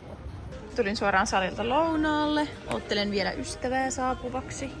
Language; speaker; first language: Finnish; native; Finnish